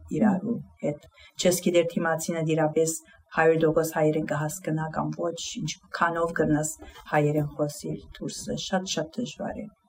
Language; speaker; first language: Armenian; early bilingual, heritage; Armenian